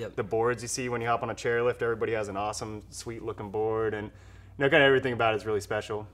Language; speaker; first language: English; native; English